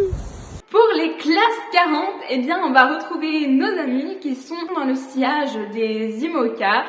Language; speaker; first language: French; native; French